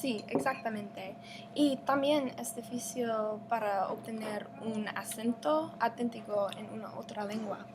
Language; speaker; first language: Spanish; non-native, learner; English